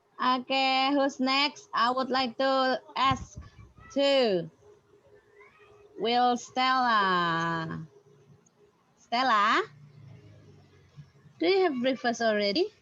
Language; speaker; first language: English; non-native, fluent; Indonesian